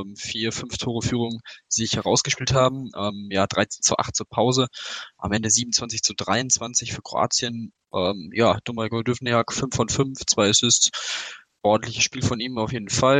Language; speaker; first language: German; native; German